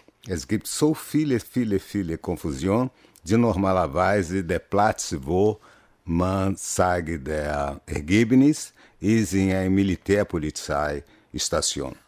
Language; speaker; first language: German; non-native, fluent; Portuguese